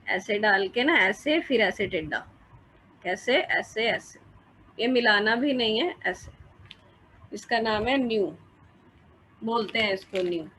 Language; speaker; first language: Hindi; non-native, local second language; Punjabi